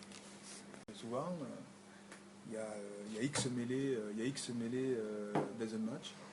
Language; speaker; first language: French; native; French